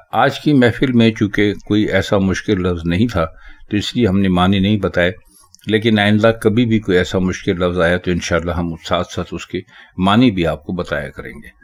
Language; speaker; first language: Urdu; native; Urdu